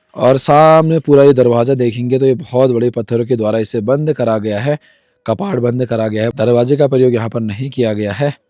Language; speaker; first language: Hindi; native; Hindi